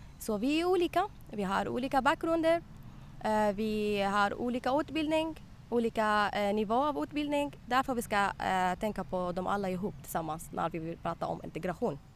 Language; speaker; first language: Swedish; non-native, learner; Arabic